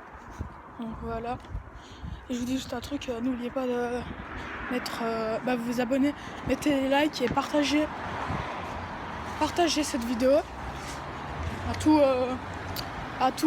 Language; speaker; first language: French; native; French